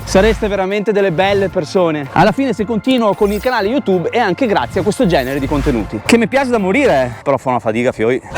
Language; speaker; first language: Italian; native; Italian